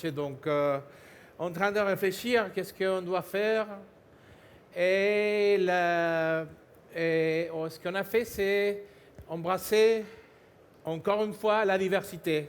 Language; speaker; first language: French; non-native, fluent; Spanish